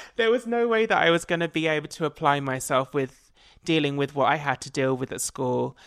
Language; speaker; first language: English; native; English